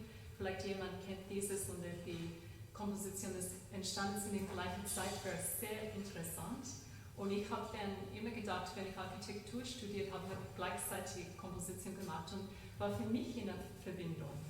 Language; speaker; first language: German; non-native, learner; English